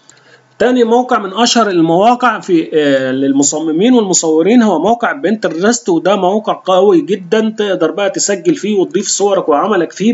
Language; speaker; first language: Arabic; native; Arabic